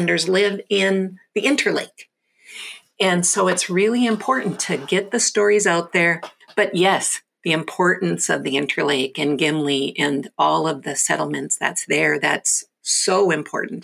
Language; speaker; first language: English; native; English